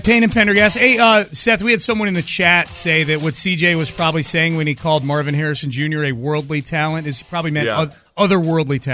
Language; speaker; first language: English; native; English